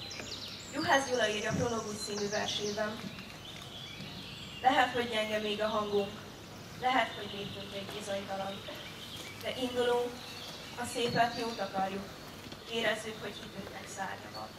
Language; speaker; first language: Hungarian; native; Hungarian